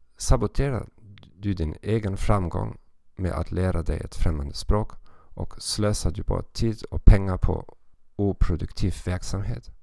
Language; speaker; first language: Swedish; non-native, learner; German